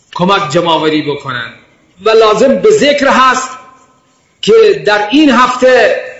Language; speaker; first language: Persian; non-native, local second language; Baluchi